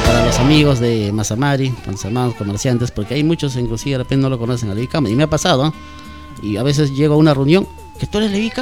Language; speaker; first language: Spanish; native; Spanish